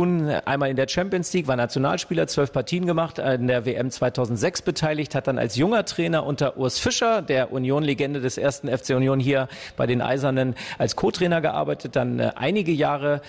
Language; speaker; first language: German; native; German